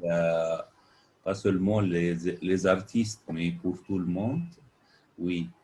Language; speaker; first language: French; non-native, fluent; Arabic